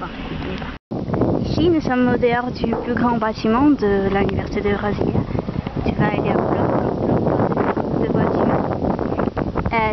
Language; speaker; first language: French; non-native, learner; Portuguese